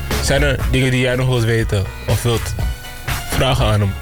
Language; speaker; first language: Dutch; native; Dutch